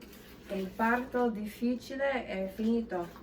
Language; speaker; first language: Italian; non-native, learner; English